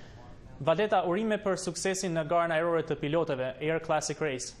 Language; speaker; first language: Albanian; native; Albanian